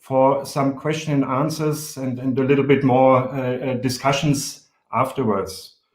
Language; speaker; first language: English; non-native, fluent; German